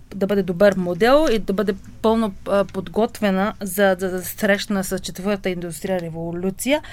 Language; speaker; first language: Bulgarian; non-native, fluent; Korean